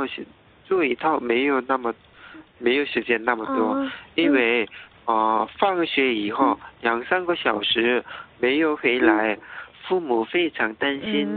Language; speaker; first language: Chinese; non-native, learner; Korean